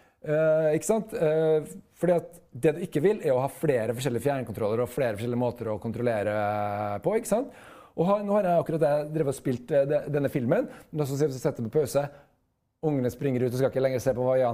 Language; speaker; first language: Norwegian; native; Norwegian